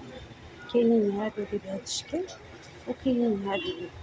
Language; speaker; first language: Arabic; native; Arabic